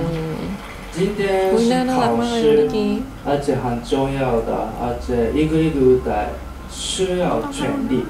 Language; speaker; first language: Chinese; non-native, learner; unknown